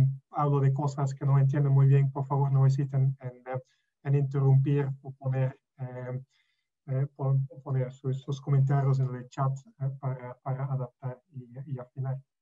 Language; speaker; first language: Spanish; non-native, fluent; Dutch